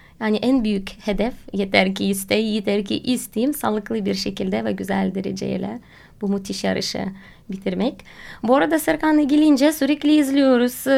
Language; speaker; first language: Turkish; non-native, fluent; Russian